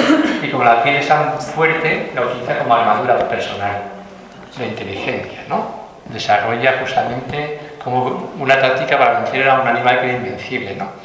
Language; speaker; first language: Spanish; native; Spanish